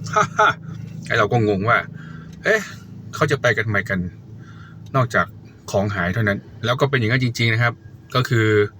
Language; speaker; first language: Thai; native; Thai